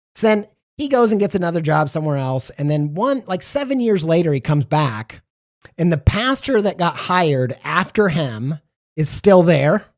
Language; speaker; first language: English; native; English